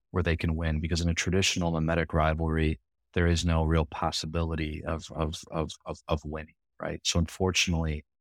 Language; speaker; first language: English; native; English